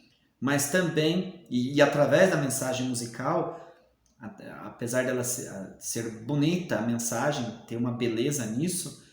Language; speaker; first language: Portuguese; native; Portuguese